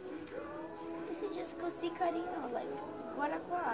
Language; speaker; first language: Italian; early bilingual, heritage; English